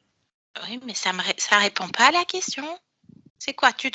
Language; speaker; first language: French; native; French